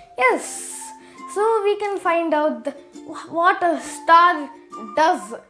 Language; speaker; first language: English; early bilingual, other home language; Telugu